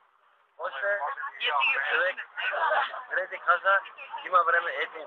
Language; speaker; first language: Bulgarian; non-native, learner; Turkish